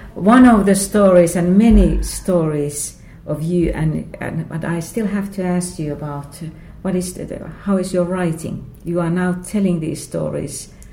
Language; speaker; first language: English; non-native, fluent; Finnish